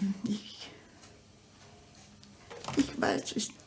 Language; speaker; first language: German; early bilingual, heritage; German